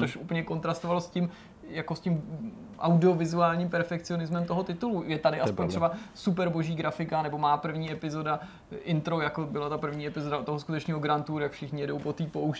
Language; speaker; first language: Czech; native; Czech